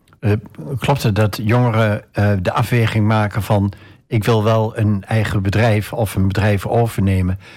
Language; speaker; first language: Dutch; native; Dutch